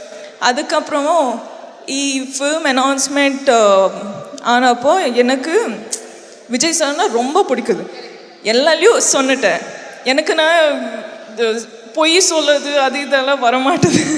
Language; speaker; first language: Tamil; non-native, learner; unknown